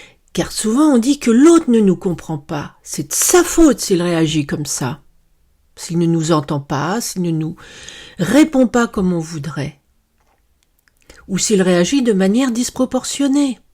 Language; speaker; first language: French; native; French